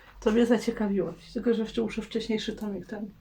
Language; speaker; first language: Polish; native; Polish